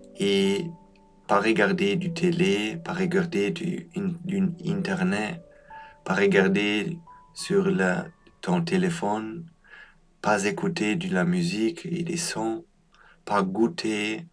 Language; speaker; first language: French; non-native, fluent; German